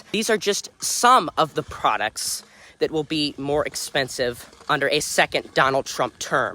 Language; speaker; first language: English; native; English